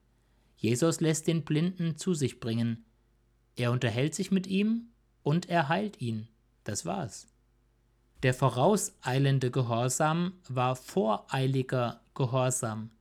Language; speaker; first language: German; native; German